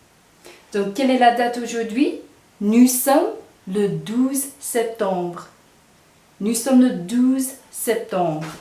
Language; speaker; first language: French; non-native, fluent; English